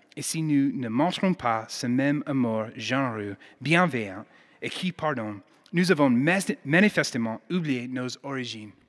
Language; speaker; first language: French; non-native, fluent; English